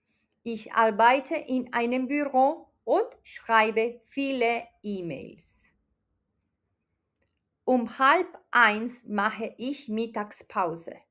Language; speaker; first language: German; non-native, fluent; Spanish